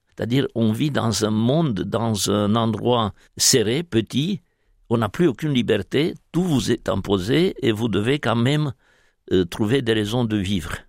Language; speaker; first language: French; non-native, fluent; Romanian